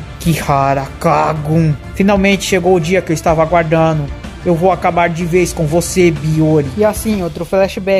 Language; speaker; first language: Portuguese; native; Portuguese